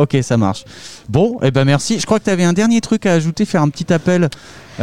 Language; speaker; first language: French; native; French